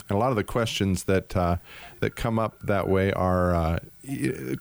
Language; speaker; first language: English; native; English